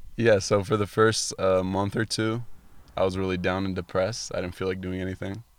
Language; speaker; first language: English; early bilingual, other home language; Arabic